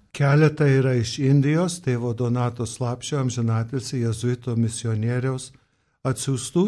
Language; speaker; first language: Lithuanian; early bilingual, heritage; Lithuanian